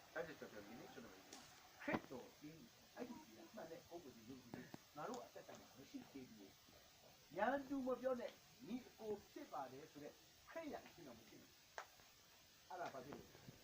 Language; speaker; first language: Burmese; non-native, local second language; Kachin